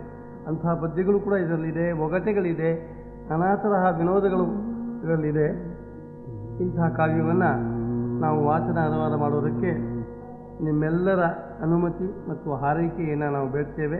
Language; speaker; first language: Kannada; native; Kannada